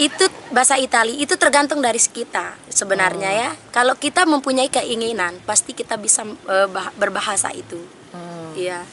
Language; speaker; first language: Indonesian; non-native, local second language; Sasak